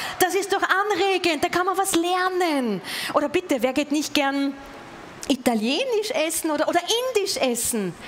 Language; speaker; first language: German; native; German